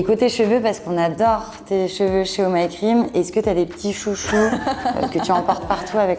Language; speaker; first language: French; native; French